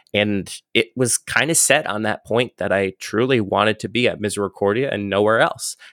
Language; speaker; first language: English; native; English